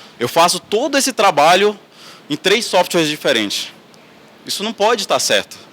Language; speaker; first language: Portuguese; native; Portuguese